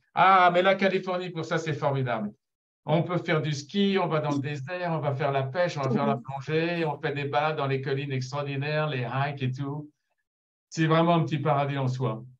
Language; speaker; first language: French; native; French